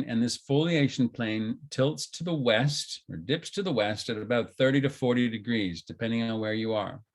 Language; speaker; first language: English; non-native, fluent; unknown